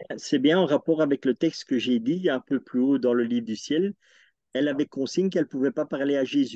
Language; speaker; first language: French; native; French